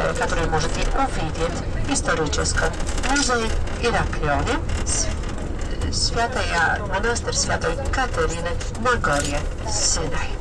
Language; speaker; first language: Russian; non-native, learner; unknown